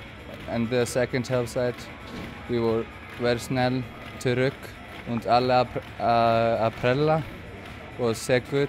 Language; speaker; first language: German; non-native, learner; Icelandic